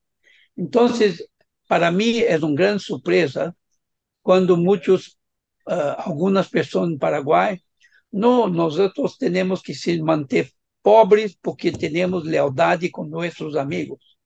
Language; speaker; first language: Spanish; non-native, fluent; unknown